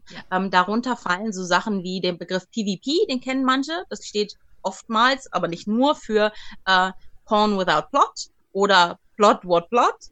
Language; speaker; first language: German; native; German